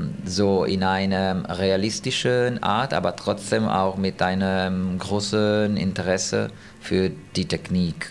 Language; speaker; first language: German; non-native, fluent; Italian